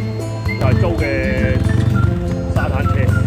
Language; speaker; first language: Chinese; native; Chinese